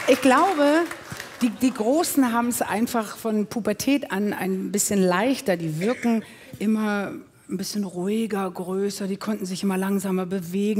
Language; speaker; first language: German; native; German